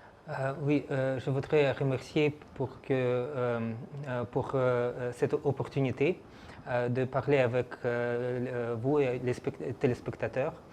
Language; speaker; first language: French; non-native, fluent; Russian